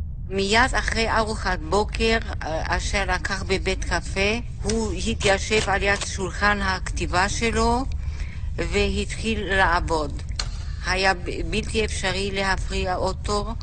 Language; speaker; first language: Hebrew; non-native, fluent; German